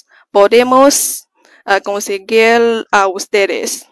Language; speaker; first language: Spanish; non-native, learner; Chinese